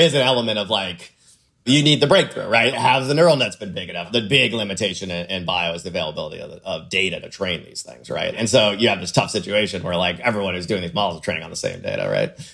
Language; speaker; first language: English; native; English